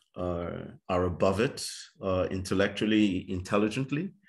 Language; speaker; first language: English; native; English